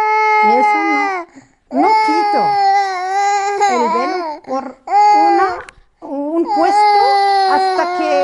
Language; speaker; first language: Spanish; non-native, fluent; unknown